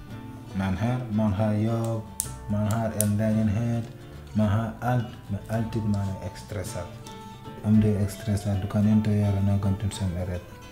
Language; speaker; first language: Swedish; non-native, learner; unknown